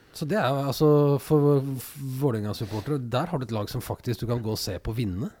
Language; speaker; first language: Norwegian; native; Norwegian